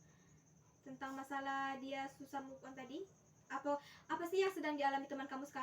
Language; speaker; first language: Indonesian; native; Indonesian